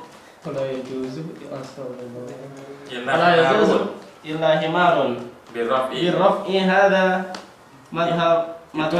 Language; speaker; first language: Arabic; non-native, learner; Indonesian